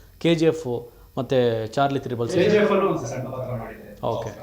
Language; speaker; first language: Kannada; native; Kannada